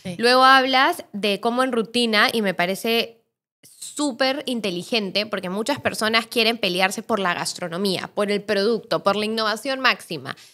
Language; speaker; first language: Spanish; native; Spanish